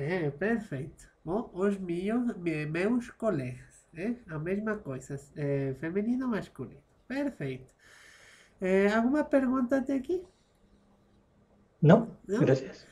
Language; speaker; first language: Portuguese; non-native, fluent; Spanish